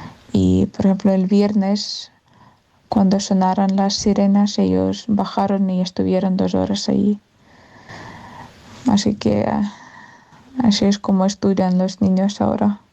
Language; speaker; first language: Spanish; non-native, fluent; Ukrainian